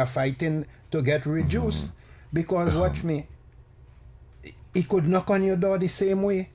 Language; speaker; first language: English; native; English